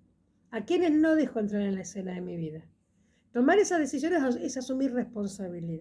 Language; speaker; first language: Spanish; native; Spanish